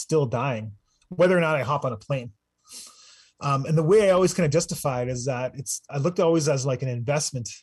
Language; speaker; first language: English; native; English